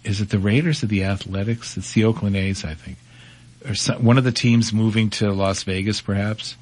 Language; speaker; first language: English; native; English